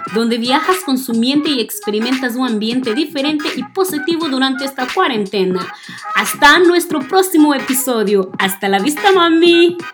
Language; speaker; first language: Spanish; non-native, fluent; Portuguese